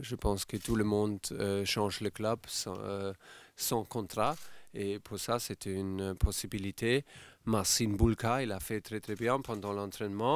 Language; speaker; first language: French; non-native, fluent; German